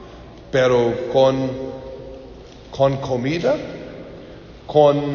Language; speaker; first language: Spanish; non-native, learner; English